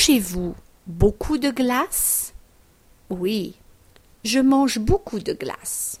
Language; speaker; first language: French; non-native, fluent; English